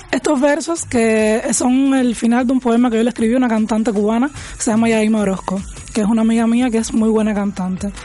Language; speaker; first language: Spanish; native; Spanish